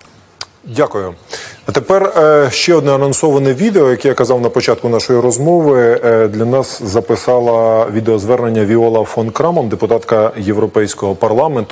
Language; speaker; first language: Ukrainian; native; Ukrainian